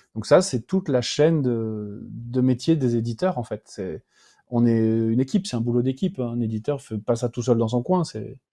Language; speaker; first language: French; native; French